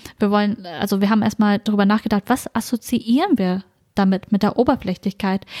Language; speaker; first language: German; native; German